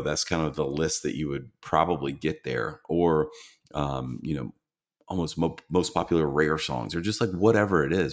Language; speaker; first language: English; native; English